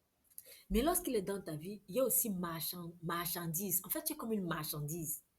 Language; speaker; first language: French; native; French